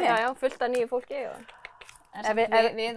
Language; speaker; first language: Icelandic; native; Icelandic